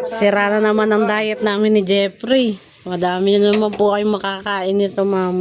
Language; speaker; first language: Filipino; native; Filipino